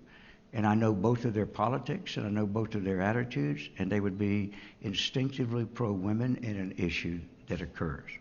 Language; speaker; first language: English; native; English